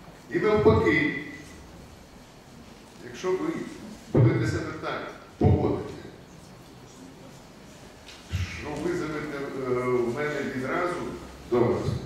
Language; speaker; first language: Ukrainian; non-native, local second language; Russian